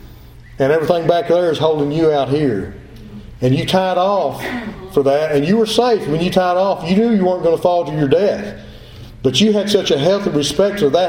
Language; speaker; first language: English; native; English